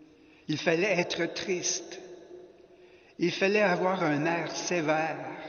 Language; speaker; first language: French; native; French